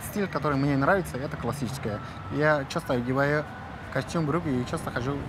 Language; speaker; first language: Russian; non-native, local second language; Tajik